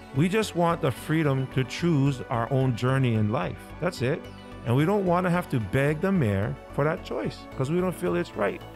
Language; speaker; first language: English; native; English